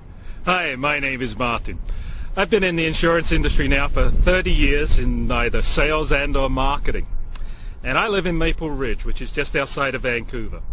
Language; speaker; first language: English; native; English